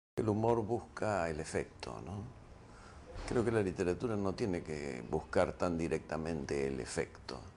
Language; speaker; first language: Spanish; native; Spanish